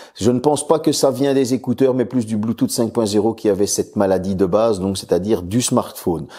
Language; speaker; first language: French; native; French